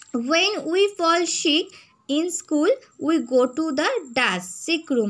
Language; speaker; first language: English; non-native, local second language; Bangla